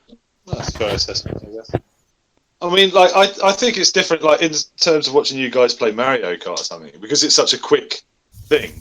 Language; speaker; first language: English; native; English